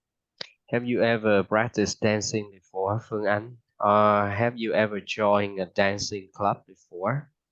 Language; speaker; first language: English; non-native, fluent; Vietnamese